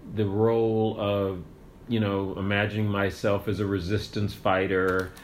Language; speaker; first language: English; native; English